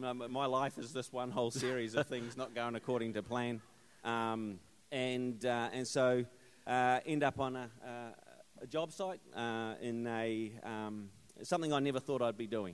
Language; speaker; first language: English; native; English